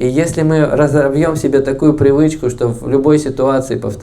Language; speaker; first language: Russian; native; Russian